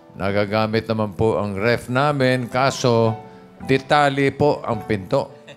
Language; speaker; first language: Filipino; native; Filipino